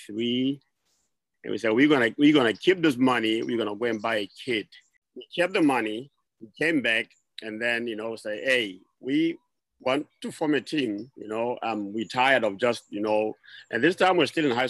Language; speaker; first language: English; non-native, local second language; Southern Sotho